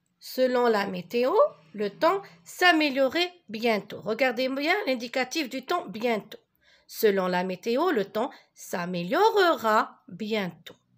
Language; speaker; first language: French; non-native, local second language; Arabic